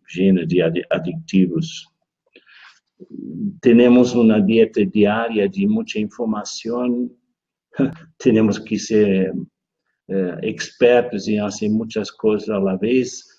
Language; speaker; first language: Spanish; non-native, fluent; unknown